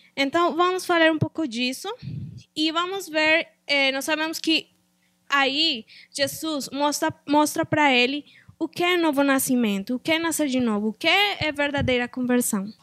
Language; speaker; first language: Portuguese; non-native, fluent; Spanish